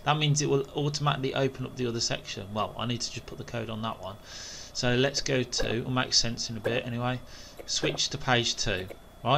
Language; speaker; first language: English; native; English